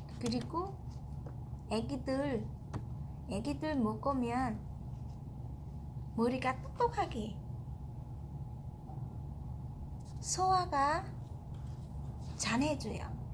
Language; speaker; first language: Korean; non-native, learner; Vietnamese